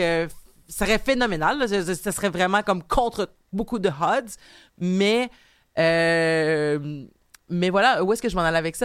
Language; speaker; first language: French; native; French